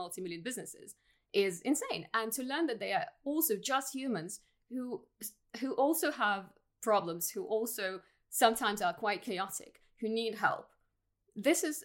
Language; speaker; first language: English; non-native, fluent; Russian